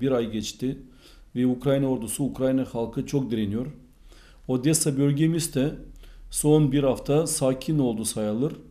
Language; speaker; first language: Turkish; non-native, fluent; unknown